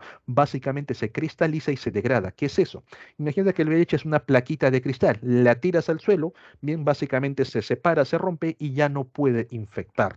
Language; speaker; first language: Spanish; native; Spanish